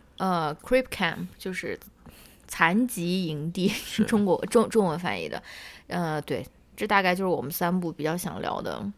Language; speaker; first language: Chinese; native; Chinese